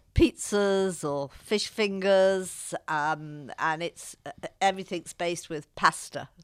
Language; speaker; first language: English; native; English